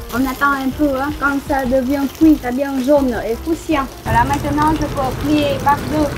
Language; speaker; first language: French; non-native, fluent; Vietnamese